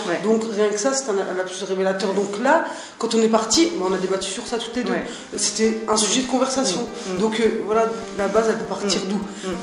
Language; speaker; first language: French; early bilingual, other home language; Arabic